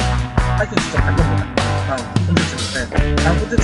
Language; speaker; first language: Korean; native; Korean